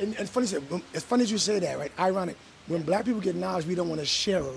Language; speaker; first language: English; native; English